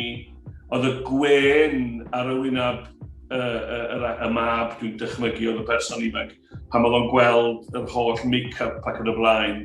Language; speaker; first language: Welsh; native; Welsh